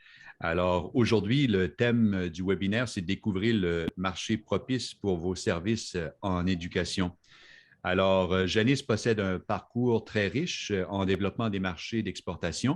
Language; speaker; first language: French; native; French